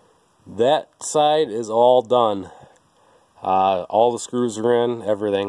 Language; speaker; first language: English; native; English